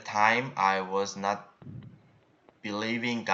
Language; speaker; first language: English; non-native, learner; Korean